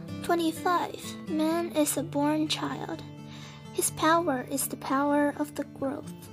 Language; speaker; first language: English; early bilingual, other home language; Chinese